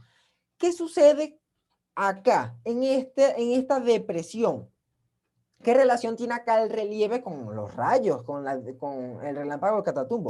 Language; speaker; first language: Spanish; native; Spanish